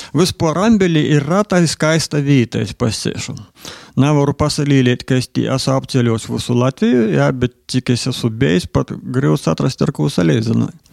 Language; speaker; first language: Latvian; native; Latvian